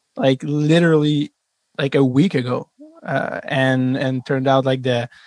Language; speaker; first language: English; non-native, fluent; French